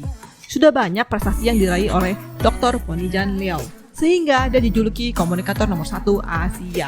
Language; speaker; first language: Indonesian; native; Indonesian